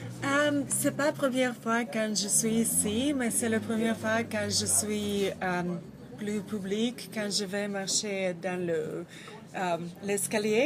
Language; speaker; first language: French; non-native, learner; Russian